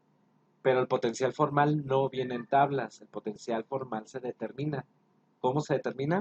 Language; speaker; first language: Spanish; native; Spanish